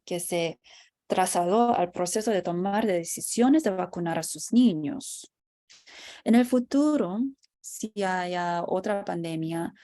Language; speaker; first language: Spanish; non-native, fluent; English